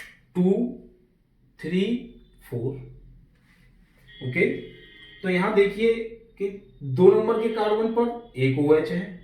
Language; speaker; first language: Hindi; native; Hindi